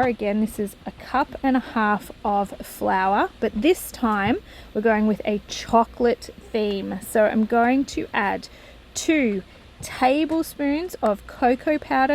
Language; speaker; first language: English; native; English